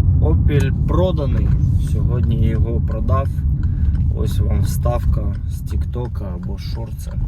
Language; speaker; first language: Ukrainian; non-native, local second language; Russian